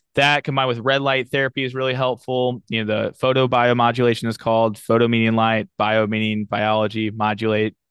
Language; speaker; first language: English; native; English